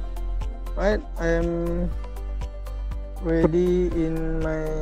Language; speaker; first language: English; non-native, learner; Indonesian